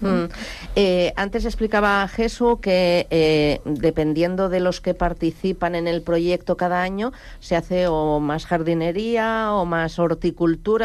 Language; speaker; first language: Spanish; non-native, local second language; Catalan